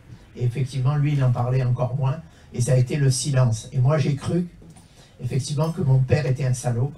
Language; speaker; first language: French; native; French